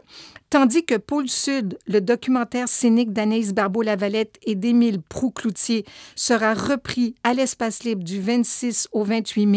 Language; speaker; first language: French; native; French